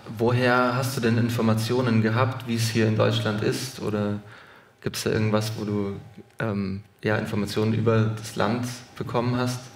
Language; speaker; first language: German; native; German